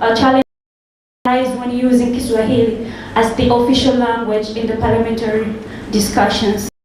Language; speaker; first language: English; non-native, local second language; Swahili